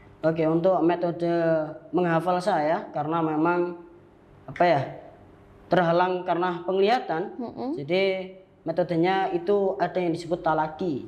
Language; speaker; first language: Indonesian; non-native, local second language; Javanese